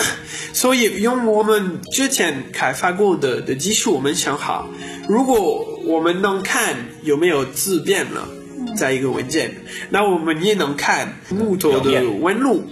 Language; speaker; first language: Chinese; non-native, learner; French